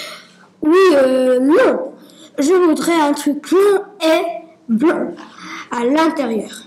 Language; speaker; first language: French; non-native, learner; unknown